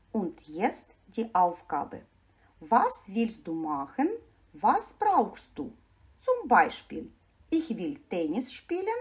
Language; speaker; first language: German; non-native, fluent; Ukrainian